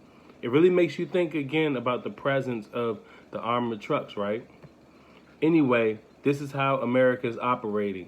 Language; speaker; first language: English; native; English